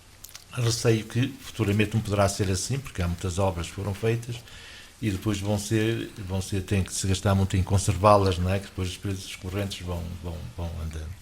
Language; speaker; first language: Portuguese; native; Portuguese